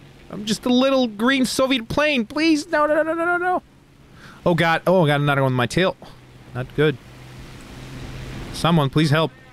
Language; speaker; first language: English; early bilingual, other home language; Russian